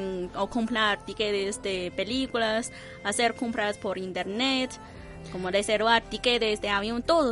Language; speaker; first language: Spanish; non-native, fluent; Chinese